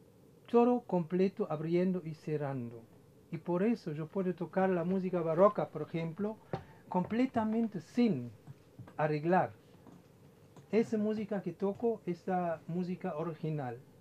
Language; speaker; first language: Spanish; non-native, fluent; German